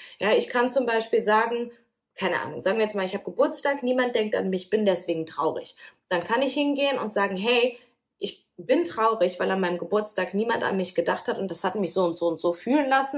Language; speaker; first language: German; native; German